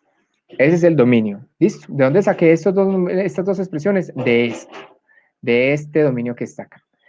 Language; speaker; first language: Spanish; native; Spanish